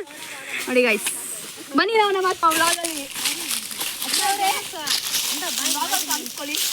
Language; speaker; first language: Kannada; native; Kannada